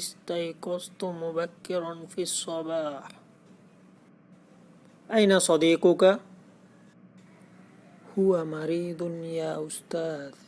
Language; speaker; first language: Arabic; non-native, fluent; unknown